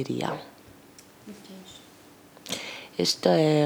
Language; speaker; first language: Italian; non-native, learner; Portuguese